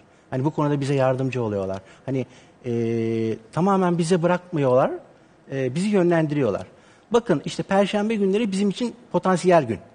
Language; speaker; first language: Turkish; native; Turkish